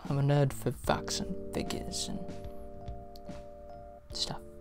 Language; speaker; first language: English; early bilingual, other home language; Spanish